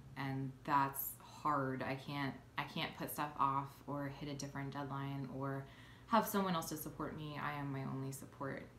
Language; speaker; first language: English; native; English